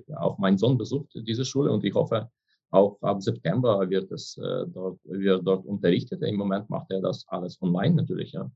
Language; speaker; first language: German; non-native, fluent; Ukrainian